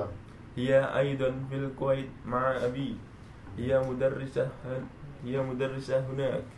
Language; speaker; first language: Arabic; non-native, learner; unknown